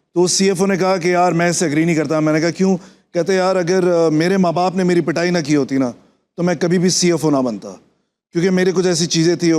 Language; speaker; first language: Urdu; native; Urdu